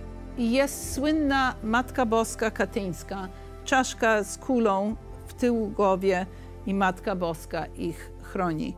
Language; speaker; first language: Polish; early bilingual, heritage; English